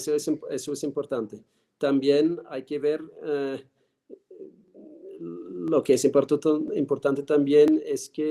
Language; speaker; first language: Spanish; non-native, fluent; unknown